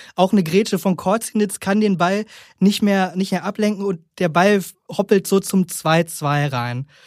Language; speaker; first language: German; native; German